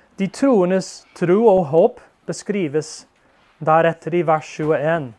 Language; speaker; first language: Norwegian; non-native, fluent; English